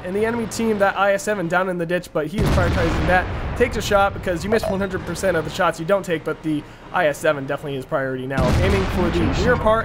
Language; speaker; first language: English; native; English